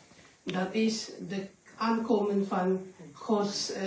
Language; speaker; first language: Dutch; non-native, learner; Indonesian